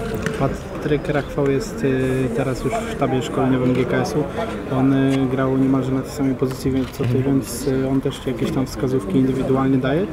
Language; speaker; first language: Polish; native; Polish